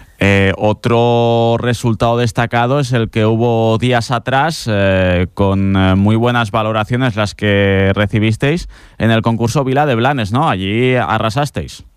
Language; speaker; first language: Spanish; non-native, local second language; Catalan